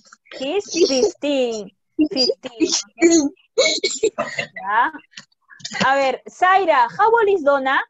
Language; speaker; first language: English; non-native, fluent; Spanish